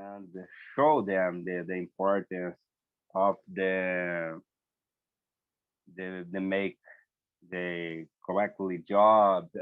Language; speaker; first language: English; non-native, learner; Portuguese